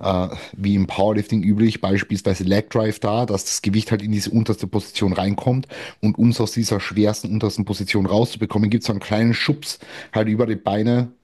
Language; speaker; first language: German; native; German